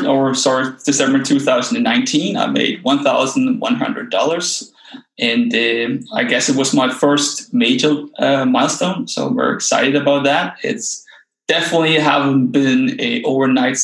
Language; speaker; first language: English; non-native, fluent; Danish